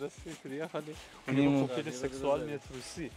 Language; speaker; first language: Russian; non-native, learner; Persian